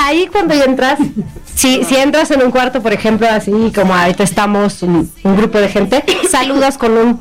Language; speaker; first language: Spanish; non-native, learner; Swedish